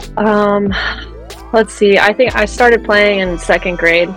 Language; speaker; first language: English; early bilingual, other home language; French